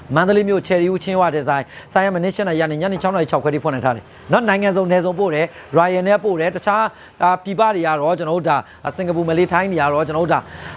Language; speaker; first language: Burmese; non-native, local second language; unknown